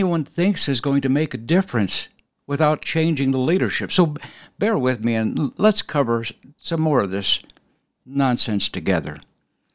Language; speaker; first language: English; native; English